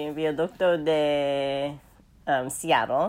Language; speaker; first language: Spanish; non-native, learner; English